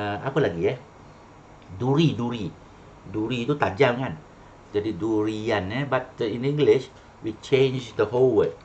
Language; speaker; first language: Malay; non-native, local second language; Chinese